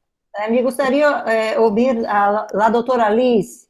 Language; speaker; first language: Spanish; non-native, learner; Portuguese